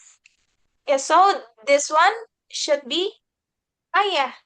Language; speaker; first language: English; non-native, fluent; Indonesian